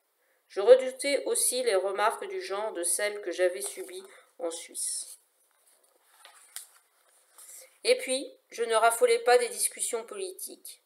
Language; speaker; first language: French; native; French